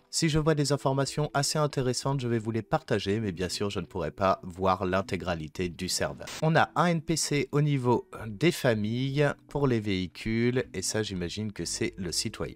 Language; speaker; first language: French; native; French